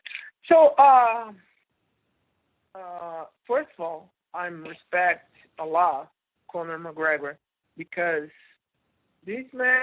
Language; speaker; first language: English; non-native, learner; Portuguese